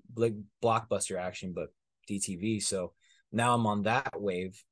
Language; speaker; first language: English; early bilingual, other home language; Spanish